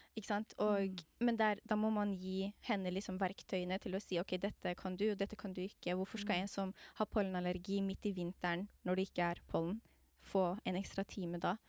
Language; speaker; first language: Norwegian; non-native, fluent; Somali